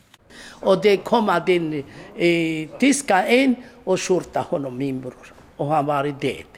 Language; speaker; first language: Swedish; non-native, learner; Romany